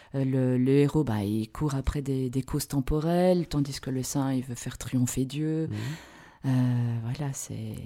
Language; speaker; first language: French; native; French